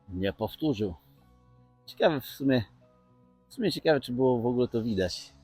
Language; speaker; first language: Polish; native; Polish